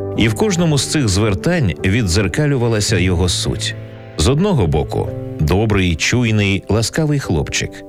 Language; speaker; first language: Ukrainian; native; Ukrainian